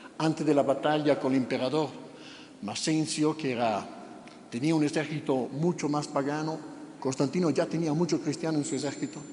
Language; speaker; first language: Spanish; non-native, fluent; Italian